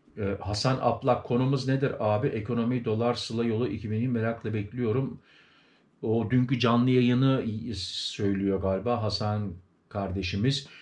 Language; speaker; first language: Turkish; early bilingual, heritage; Turkish